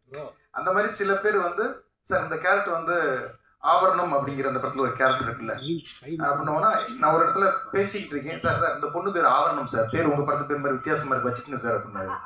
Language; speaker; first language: Tamil; native; Tamil